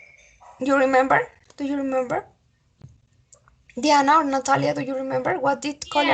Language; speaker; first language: English; non-native, fluent; Spanish